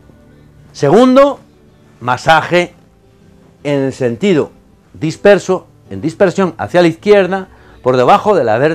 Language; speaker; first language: Spanish; native; Spanish